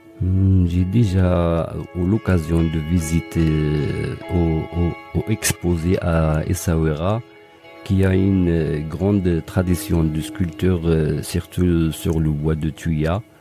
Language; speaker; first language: French; non-native, local second language; Arabic